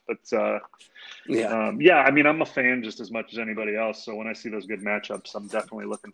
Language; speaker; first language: English; native; English